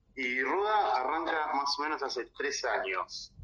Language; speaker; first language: Spanish; native; Spanish